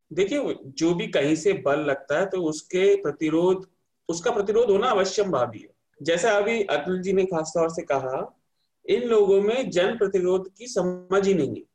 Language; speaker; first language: Hindi; native; Hindi